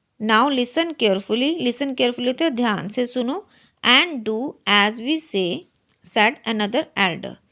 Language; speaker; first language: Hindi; native; Hindi